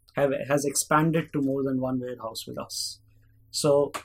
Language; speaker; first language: English; non-native, local second language; Hindi